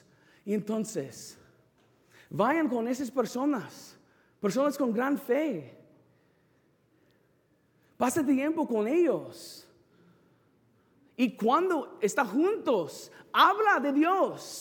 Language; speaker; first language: Spanish; non-native, fluent; English